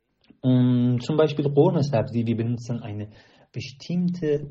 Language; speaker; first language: German; non-native, learner; Persian